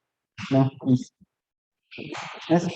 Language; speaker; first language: English; non-native, learner; Portuguese